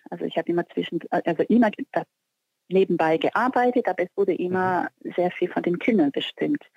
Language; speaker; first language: German; non-native, fluent; Portuguese